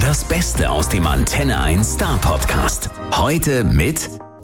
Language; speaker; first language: German; native; German